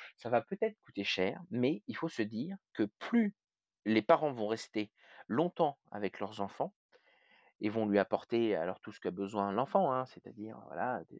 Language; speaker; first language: French; native; French